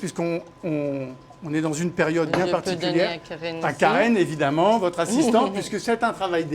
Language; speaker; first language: French; native; French